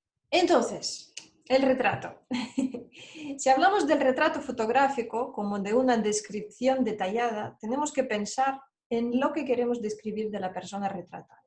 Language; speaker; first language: Spanish; non-native, fluent; Russian